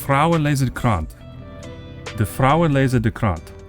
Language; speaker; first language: Dutch; non-native, learner; English